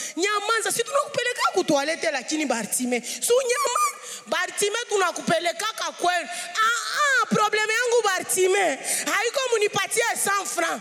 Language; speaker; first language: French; non-native, local second language; Swahili